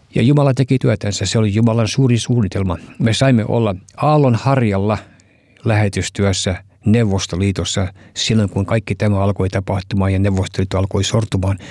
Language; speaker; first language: Finnish; early bilingual, heritage; Finnish